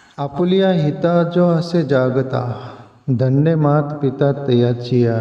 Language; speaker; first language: Hindi; native; Hindi